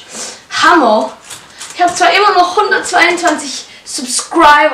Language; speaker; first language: German; native; German